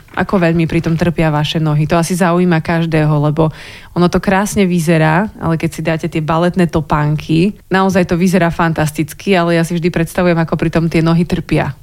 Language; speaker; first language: Slovak; native; Slovak